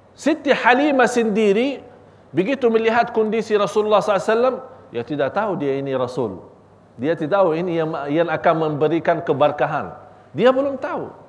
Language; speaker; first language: Malay; non-native, fluent; Arabic